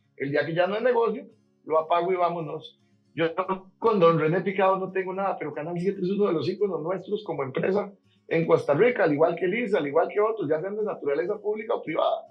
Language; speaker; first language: Spanish; native; Spanish